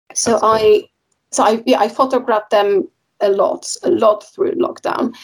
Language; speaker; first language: English; non-native, fluent; Polish